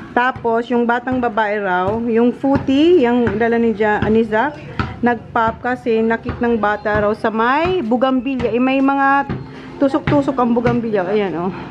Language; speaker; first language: Filipino; non-native, local second language; Bikol